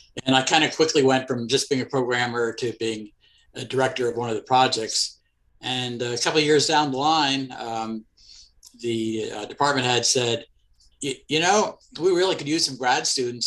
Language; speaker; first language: English; native; English